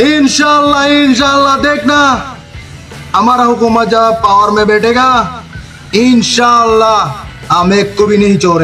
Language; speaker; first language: Hindi; non-native, learner; Bangla